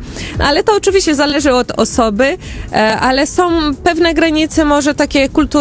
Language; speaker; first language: Polish; early bilingual, heritage; Portuguese